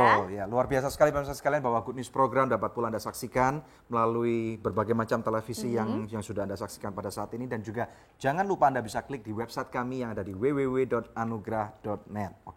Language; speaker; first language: Indonesian; native; Indonesian